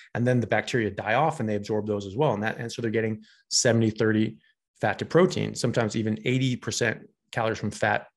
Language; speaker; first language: English; native; English